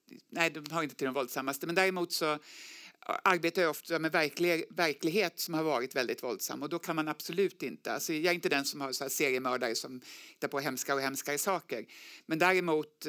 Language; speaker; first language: Swedish; native; Swedish